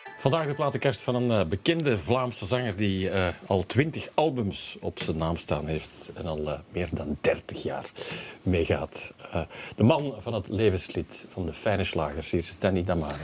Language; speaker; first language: Dutch; native; Dutch